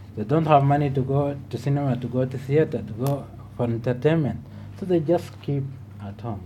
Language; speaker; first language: English; non-native, fluent; Arabic